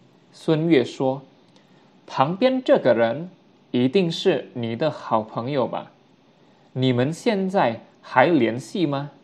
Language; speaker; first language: Chinese; non-native, fluent; Indonesian